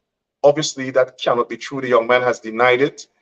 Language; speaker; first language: English; native; English